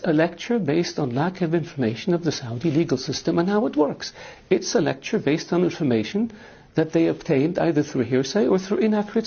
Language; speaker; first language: English; non-native, fluent; Arabic